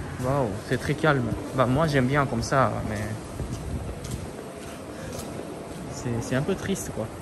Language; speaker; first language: French; non-native, fluent; Japanese